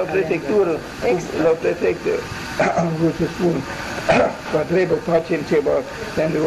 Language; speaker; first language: Romanian; non-native, local second language; German